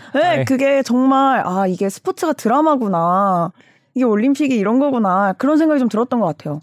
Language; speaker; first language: Korean; native; Korean